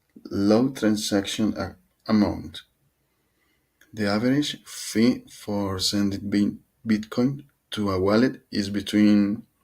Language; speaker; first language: English; non-native, learner; Spanish